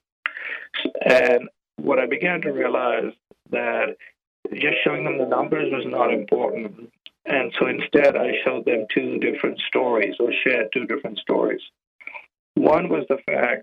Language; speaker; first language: English; non-native, local second language; Gujarati